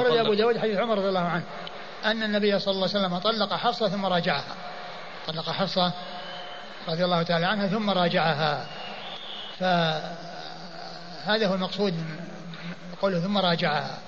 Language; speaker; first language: Arabic; native; Arabic